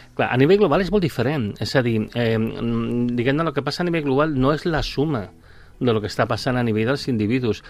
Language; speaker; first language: Catalan; non-native, local second language; Spanish